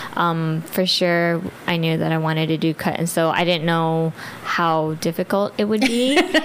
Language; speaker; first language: English; early bilingual, other home language; Filipino